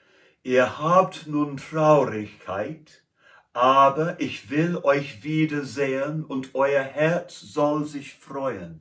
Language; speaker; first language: German; non-native, learner; English